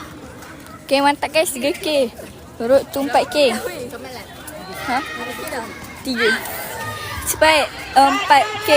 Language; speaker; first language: Malay; native; Malay